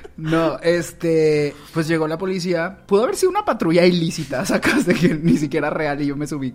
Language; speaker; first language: Spanish; native; Spanish